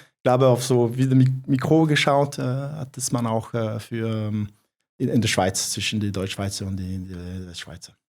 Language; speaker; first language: German; non-native, local second language; French